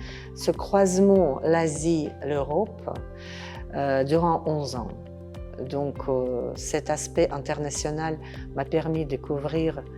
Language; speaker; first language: French; non-native, fluent; Russian